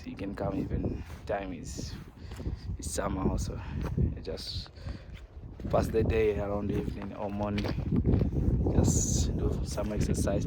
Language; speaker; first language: English; non-native, learner; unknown